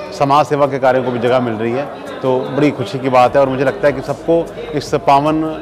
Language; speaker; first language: Hindi; non-native, local second language; Punjabi